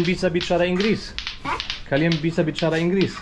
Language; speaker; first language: Indonesian; non-native, learner; German